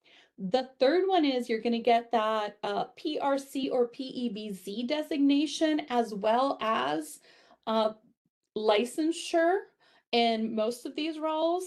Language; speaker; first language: English; native; English